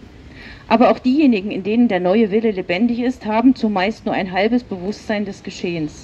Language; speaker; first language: German; native; German